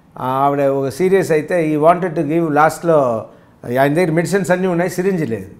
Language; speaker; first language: Telugu; native; Telugu